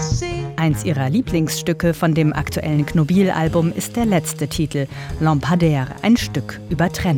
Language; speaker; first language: German; native; German